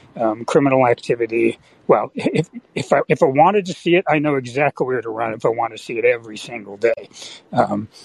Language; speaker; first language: English; native; English